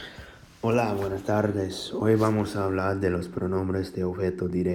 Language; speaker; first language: Spanish; non-native, fluent; English